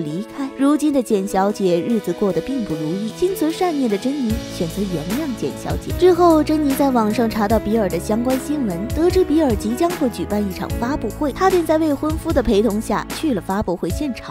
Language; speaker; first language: Chinese; native; Chinese